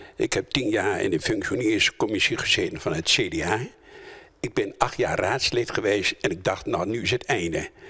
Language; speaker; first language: Dutch; native; Dutch